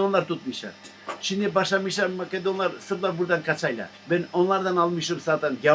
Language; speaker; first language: Turkish; non-native, local second language; Albanian